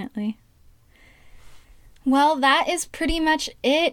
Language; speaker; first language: English; early bilingual, other home language; Spanish